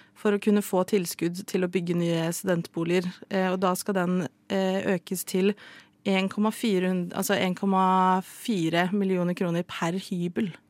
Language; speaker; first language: Norwegian; native; Norwegian